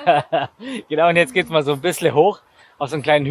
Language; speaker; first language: German; native; German